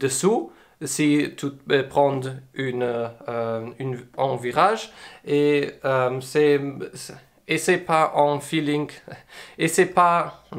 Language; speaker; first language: French; non-native, learner; English